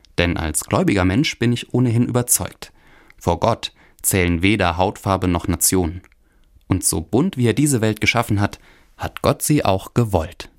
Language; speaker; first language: German; native; German